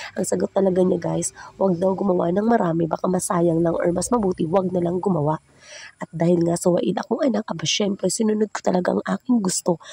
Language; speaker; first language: Filipino; non-native, local second language; Cebuano